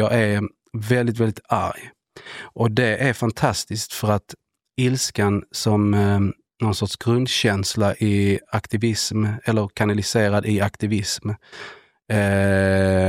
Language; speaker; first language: Swedish; native; Swedish